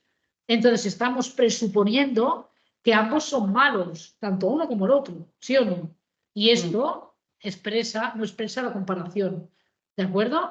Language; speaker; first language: Spanish; native; Spanish